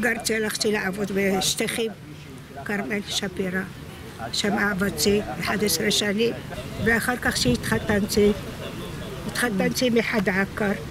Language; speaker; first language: Hebrew; non-native, fluent; Arabic